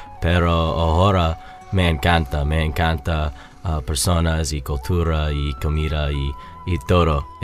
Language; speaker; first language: Spanish; non-native, learner; English